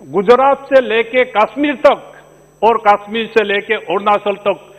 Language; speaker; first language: Hindi; non-native, local second language; Adi